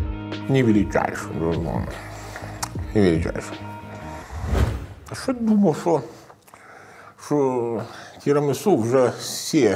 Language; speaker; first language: Ukrainian; non-native, learner; Italian